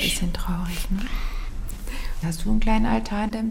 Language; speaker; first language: German; native; German